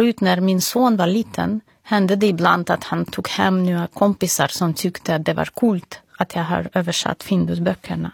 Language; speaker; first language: Swedish; non-native, fluent; Russian